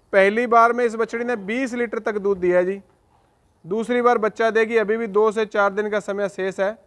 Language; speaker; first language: Hindi; native; Hindi